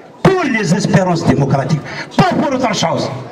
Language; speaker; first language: French; non-native, local second language; Kabyle